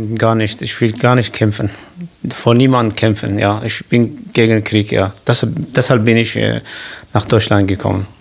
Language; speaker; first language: German; non-native, learner; Kurdish